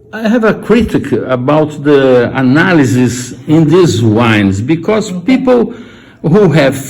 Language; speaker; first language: English; non-native, learner; Portuguese